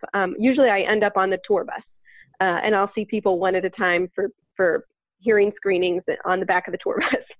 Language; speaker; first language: English; native; English